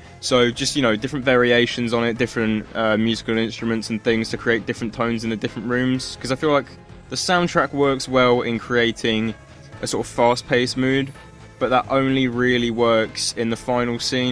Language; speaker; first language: English; native; English